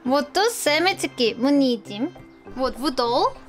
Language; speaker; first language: Russian; non-native, fluent; Korean